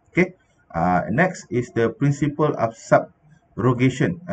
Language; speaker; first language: English; non-native, local second language; Malay